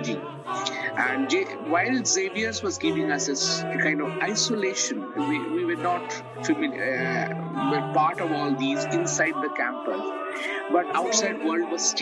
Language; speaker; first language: English; non-native, local second language; Bangla